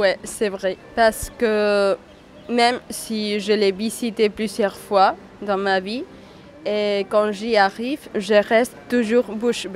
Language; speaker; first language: French; non-native, fluent; Spanish